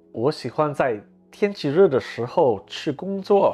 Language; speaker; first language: Chinese; non-native, learner; English